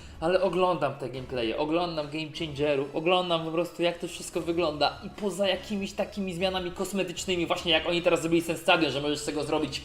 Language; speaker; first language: Polish; native; Polish